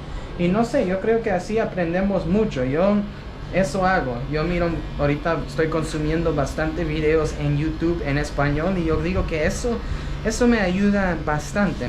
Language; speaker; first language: Spanish; early bilingual, heritage; Spanish